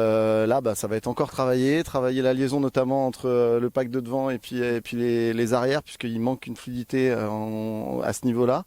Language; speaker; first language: French; native; French